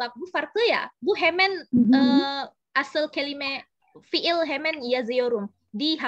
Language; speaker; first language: Turkish; non-native, learner; Indonesian